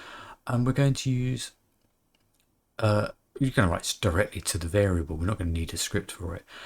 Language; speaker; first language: English; native; English